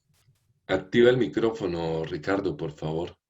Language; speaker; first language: Spanish; native; Spanish